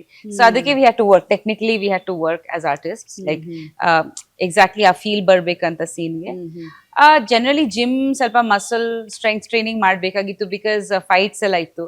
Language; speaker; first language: Kannada; non-native, local second language; Bangla